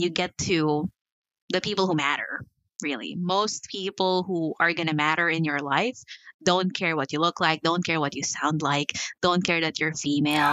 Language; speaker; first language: English; non-native, local second language; Filipino